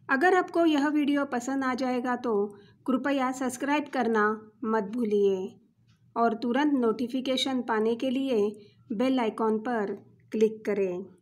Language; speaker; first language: Hindi; non-native, local second language; Marathi